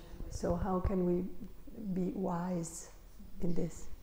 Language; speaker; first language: English; non-native, fluent; Italian